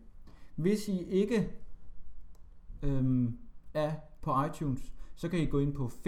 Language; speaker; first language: Danish; native; Danish